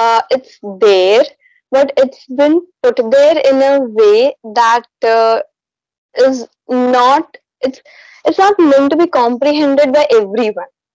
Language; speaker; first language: English; non-native, local second language; Hindi